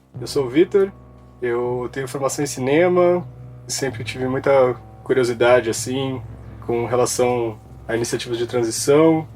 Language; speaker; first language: Portuguese; native; Portuguese